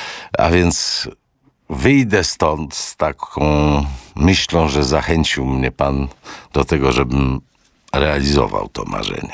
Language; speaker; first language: Polish; native; Polish